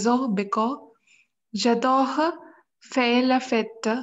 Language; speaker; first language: French; non-native, learner; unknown